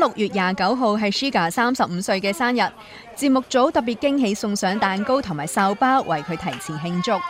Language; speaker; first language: Chinese; native; Chinese